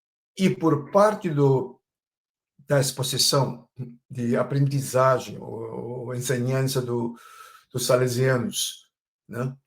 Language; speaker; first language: Portuguese; non-native, fluent; Chinese